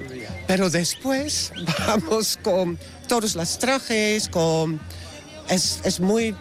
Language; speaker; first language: Spanish; non-native, learner; Dutch